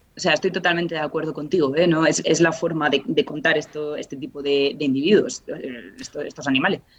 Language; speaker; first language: Spanish; native; Spanish